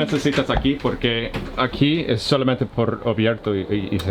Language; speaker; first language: Spanish; non-native, learner; English